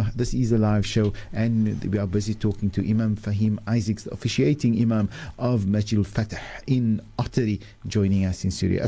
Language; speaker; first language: English; native; English